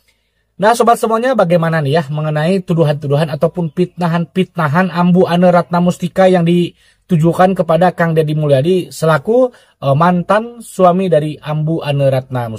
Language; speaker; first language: Indonesian; native; Indonesian